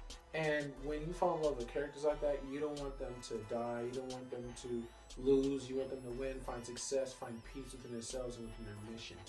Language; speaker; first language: English; native; English